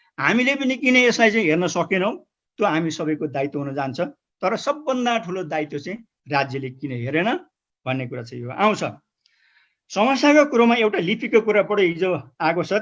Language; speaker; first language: Nepali; non-native, local second language; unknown